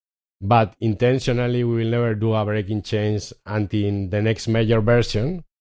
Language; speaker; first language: English; non-native, fluent; Spanish